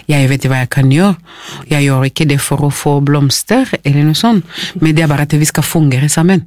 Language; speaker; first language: Norwegian; non-native, fluent; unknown